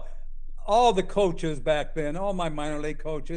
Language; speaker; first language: English; native; English